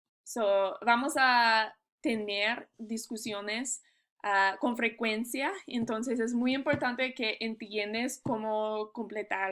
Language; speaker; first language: Spanish; non-native, learner; English